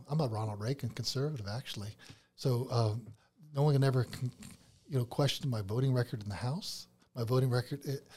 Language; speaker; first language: English; native; English